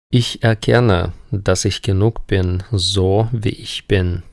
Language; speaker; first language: German; non-native, fluent; Ukrainian